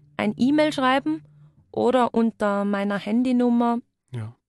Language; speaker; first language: German; native; German